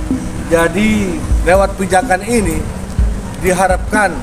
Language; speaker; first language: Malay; non-native, local second language; Sasak